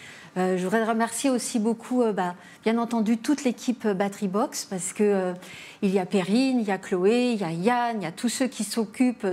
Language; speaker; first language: French; native; French